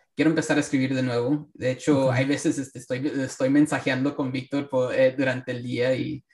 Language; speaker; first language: Spanish; early bilingual, heritage; Spanish